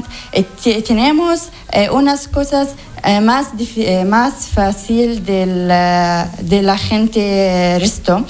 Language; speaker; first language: Spanish; non-native, learner; Arabic